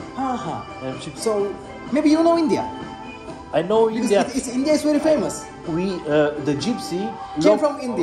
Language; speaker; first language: English; non-native, learner; Romanian